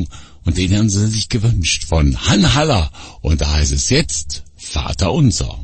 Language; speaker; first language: German; native; German